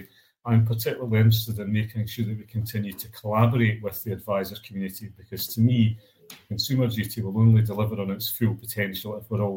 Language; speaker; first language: English; native; English